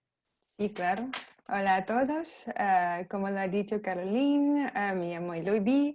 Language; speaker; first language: Spanish; non-native, fluent; French